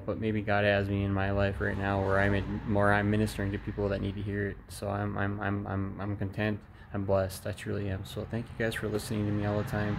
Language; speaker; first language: English; native; English